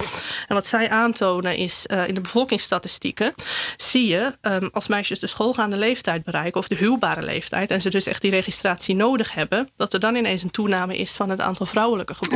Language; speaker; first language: Dutch; native; Dutch